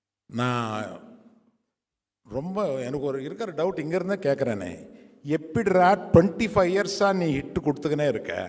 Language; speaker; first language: Tamil; non-native, local second language; Telugu